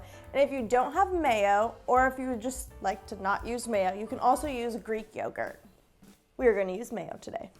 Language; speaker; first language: English; native; English